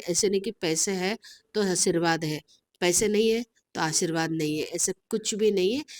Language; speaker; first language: Hindi; non-native, local second language; Telugu